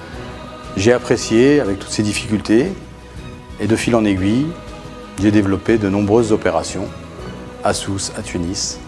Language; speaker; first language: French; early bilingual, other home language; Arabic